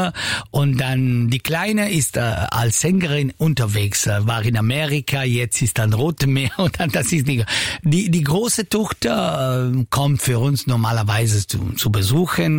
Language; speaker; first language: German; non-native, learner; Italian